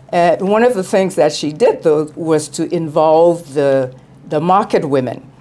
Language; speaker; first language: English; native; English